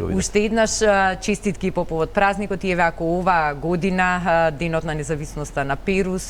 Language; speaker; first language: Macedonian; native; Macedonian